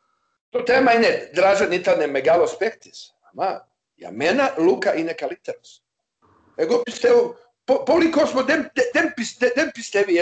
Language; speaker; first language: Greek; non-native, learner; Serbian